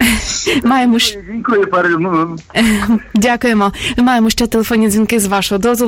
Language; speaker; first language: Ukrainian; native; Ukrainian